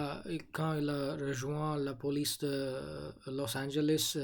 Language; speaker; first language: French; non-native, learner; English